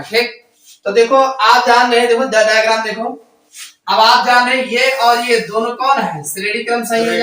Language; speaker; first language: Hindi; native; Hindi